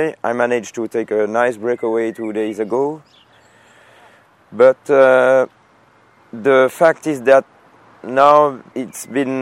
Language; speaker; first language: English; non-native, fluent; French